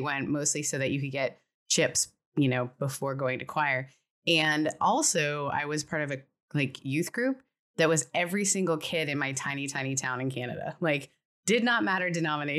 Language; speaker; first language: English; native; English